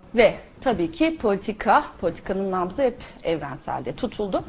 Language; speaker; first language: Turkish; native; Turkish